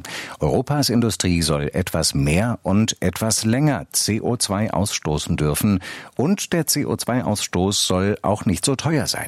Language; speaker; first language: German; native; German